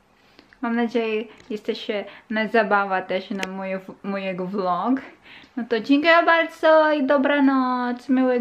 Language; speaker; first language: Polish; non-native, learner; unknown